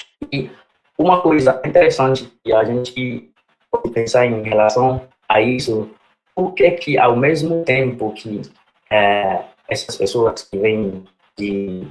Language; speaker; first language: Portuguese; non-native, fluent; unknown